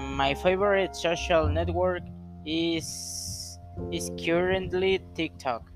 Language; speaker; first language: English; non-native, learner; Spanish